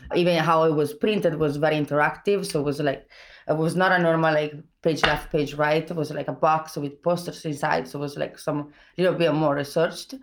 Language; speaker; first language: English; non-native, fluent; Italian